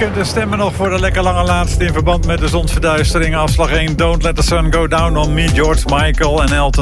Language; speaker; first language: Dutch; native; Dutch